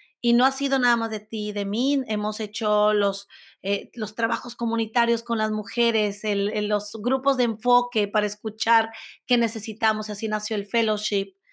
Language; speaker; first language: Spanish; native; Spanish